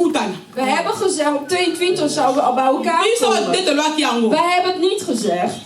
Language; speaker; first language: Dutch; non-native, learner; Lingala